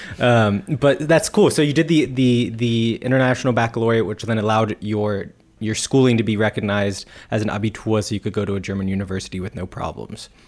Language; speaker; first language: English; native; English